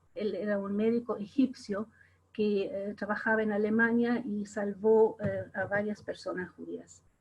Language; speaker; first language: Spanish; non-native, fluent; German